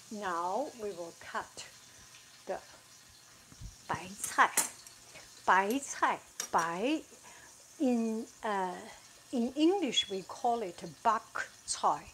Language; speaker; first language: English; non-native, fluent; Chinese